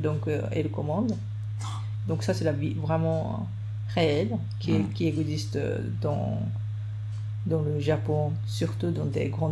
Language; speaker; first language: French; non-native, fluent; Japanese